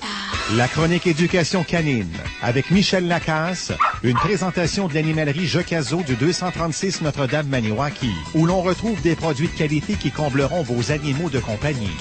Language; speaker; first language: French; native; French